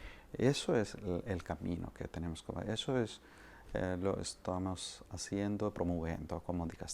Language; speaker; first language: Spanish; non-native, fluent; Malayalam